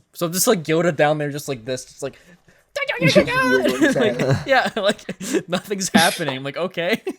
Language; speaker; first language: English; native; English